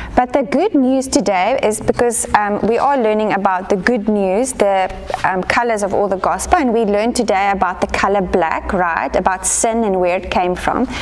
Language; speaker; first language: English; non-native, local second language; Afrikaans